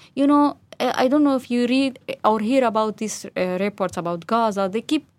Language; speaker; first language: English; non-native, fluent; Arabic